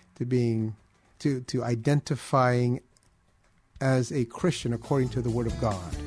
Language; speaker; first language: English; early bilingual, other home language; Filipino